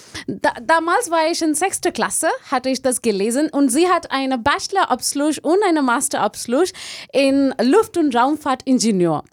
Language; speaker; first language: German; non-native, learner; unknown